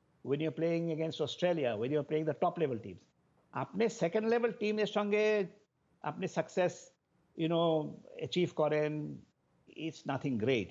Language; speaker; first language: English; non-native, local second language; Bangla